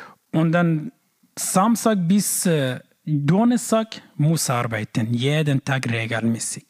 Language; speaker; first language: German; non-native, learner; Persian